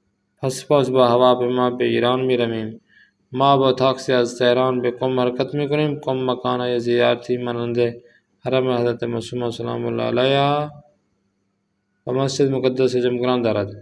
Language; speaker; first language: Persian; non-native, fluent; Urdu